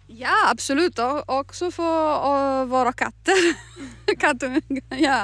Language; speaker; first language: Swedish; non-native, learner; Italian